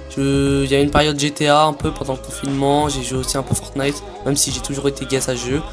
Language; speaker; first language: French; native; French